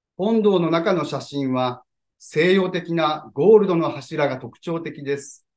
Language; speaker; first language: Japanese; native; Japanese